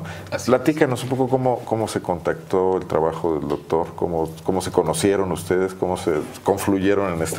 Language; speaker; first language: Spanish; native; Spanish